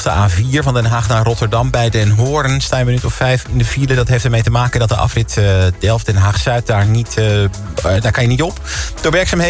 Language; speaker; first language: Dutch; native; Dutch